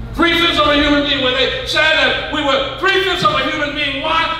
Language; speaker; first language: English; native; English